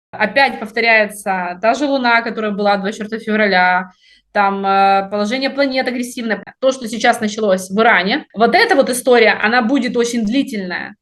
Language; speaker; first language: Russian; native; Russian